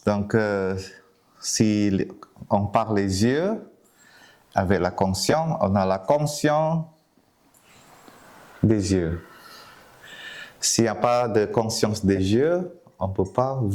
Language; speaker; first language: French; non-native, fluent; Vietnamese